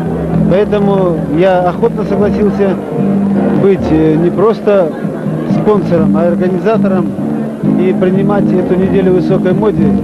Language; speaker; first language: Russian; native; Russian